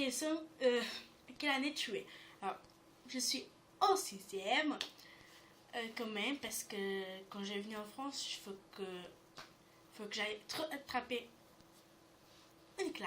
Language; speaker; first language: French; native; French